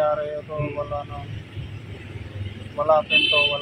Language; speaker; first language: Filipino; non-native, learner; Punjabi